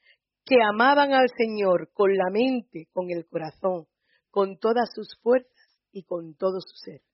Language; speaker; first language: Spanish; native; Spanish